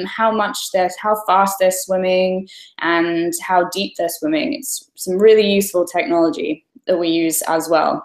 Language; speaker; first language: English; native; English